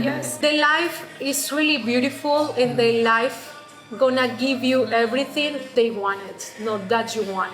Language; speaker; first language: English; non-native, fluent; Spanish